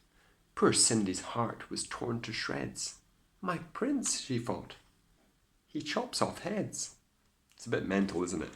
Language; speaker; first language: English; native; English